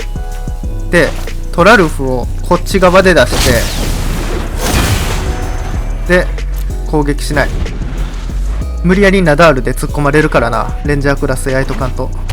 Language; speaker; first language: Japanese; native; Japanese